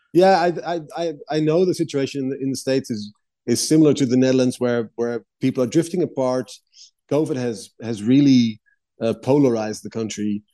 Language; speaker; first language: English; non-native, fluent; Dutch